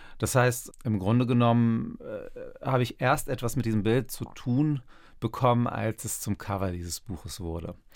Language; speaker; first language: German; early bilingual, other home language; Turkish